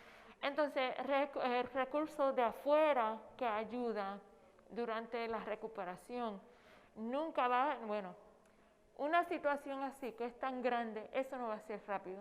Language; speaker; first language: Spanish; non-native, fluent; English